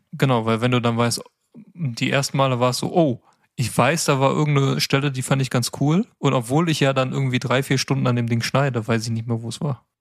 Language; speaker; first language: German; native; German